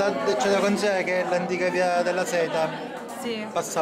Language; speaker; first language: Italian; native; Italian